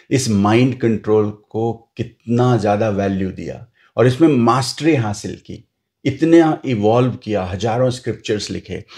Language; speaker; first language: Hindi; native; Hindi